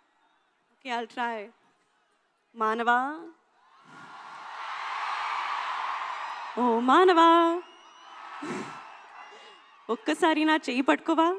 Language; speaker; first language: Telugu; non-native, local second language; Hindi